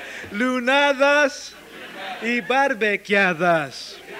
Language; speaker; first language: Spanish; early bilingual, heritage; Spanish